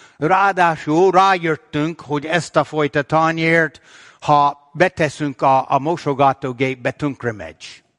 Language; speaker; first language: Hungarian; non-native, fluent; English